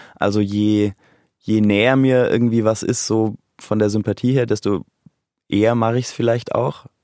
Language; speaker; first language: German; native; German